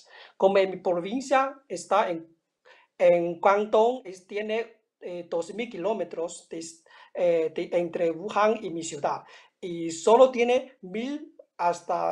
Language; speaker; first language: Spanish; non-native, fluent; Chinese